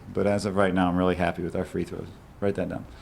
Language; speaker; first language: English; native; English